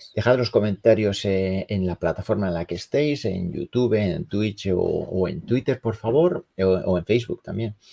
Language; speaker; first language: Spanish; native; Spanish